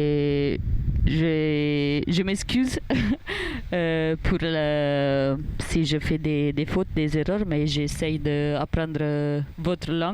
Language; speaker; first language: French; non-native, learner; Italian